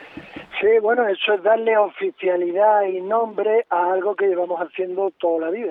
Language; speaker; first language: Spanish; native; Spanish